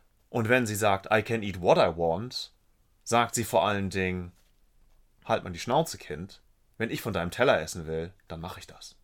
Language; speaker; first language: German; native; German